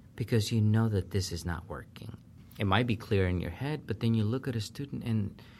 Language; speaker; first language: English; non-native, fluent; Spanish